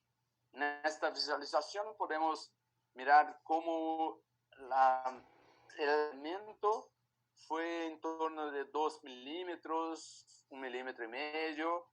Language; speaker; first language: Spanish; non-native, fluent; Portuguese